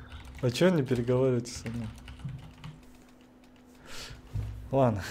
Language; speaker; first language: Russian; native; Russian